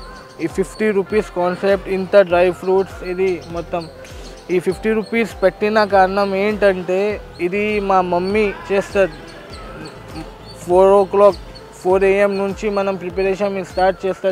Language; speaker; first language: Telugu; non-native, local second language; Urdu